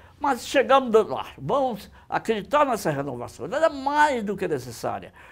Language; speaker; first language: Portuguese; native; Portuguese